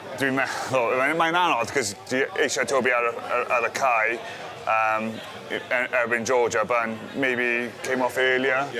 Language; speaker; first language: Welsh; non-native, local second language; English